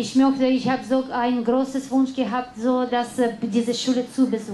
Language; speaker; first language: German; non-native, learner; Russian